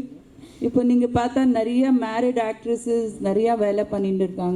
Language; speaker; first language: Tamil; non-native, local second language; Hindi